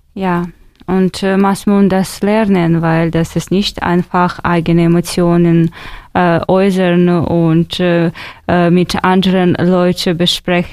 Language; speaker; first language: German; non-native, fluent; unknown